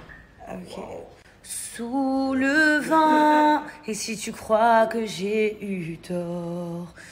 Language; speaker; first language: French; native; French